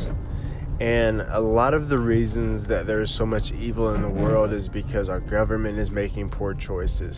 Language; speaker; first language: English; native; English